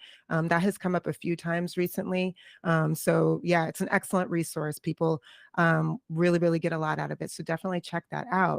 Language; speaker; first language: English; native; English